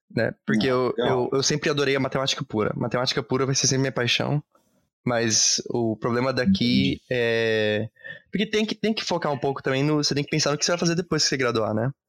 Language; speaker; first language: Portuguese; native; Portuguese